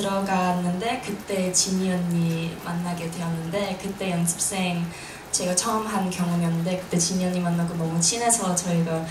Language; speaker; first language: Korean; early bilingual, heritage; Korean